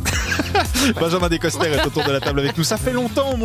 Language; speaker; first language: French; native; French